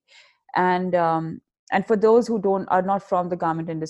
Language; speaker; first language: English; non-native, local second language; Hindi